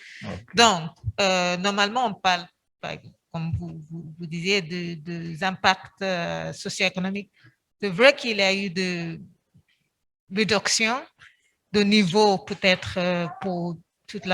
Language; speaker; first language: French; non-native, fluent; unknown